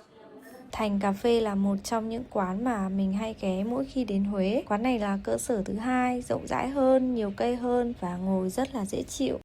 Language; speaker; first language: Vietnamese; native; Vietnamese